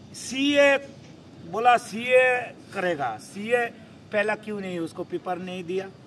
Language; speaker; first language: Hindi; non-native, local second language; Bangla